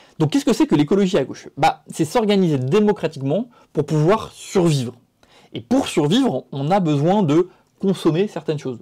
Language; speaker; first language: French; native; French